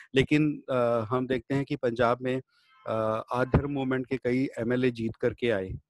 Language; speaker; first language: Hindi; native; Hindi